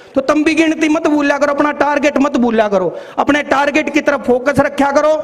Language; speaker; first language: Hindi; native; Hindi